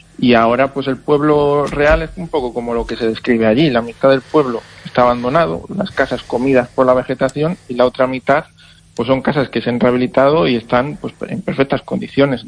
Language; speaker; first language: Spanish; native; Spanish